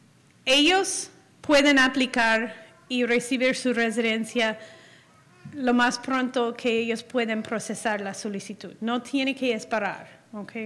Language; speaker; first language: Spanish; non-native, fluent; English